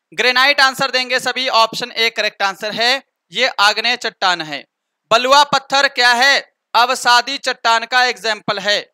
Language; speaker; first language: Hindi; native; Hindi